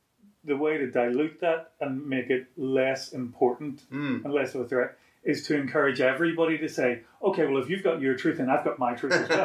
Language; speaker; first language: English; native; English